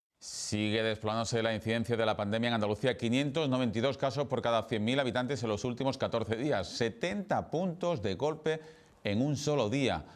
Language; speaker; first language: Spanish; native; Spanish